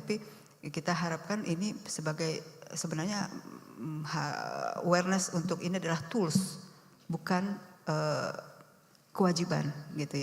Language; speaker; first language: Indonesian; native; Indonesian